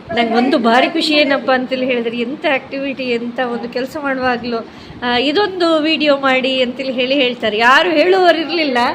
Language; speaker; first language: Kannada; non-native, local second language; Konkani